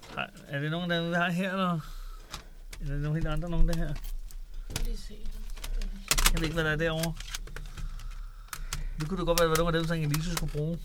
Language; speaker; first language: Danish; native; Danish